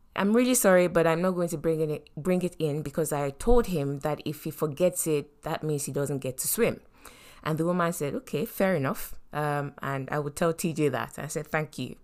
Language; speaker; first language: English; non-native, local second language; Yoruba